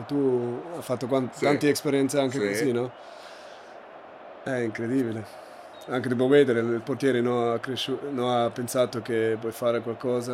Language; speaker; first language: Italian; non-native, learner; German